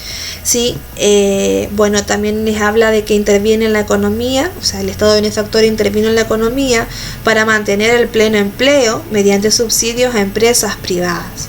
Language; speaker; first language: Spanish; native; Spanish